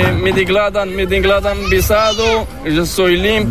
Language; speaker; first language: Spanish; non-native, learner; Arabic